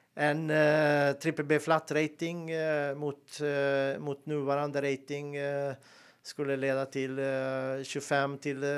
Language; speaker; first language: Swedish; non-native, fluent; Serbian